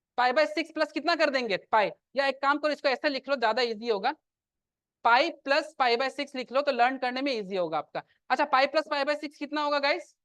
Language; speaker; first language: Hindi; non-native, local second language; Assamese